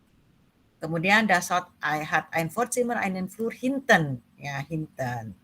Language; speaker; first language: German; non-native, fluent; Indonesian